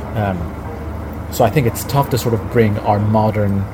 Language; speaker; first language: English; early bilingual, other home language; Arabic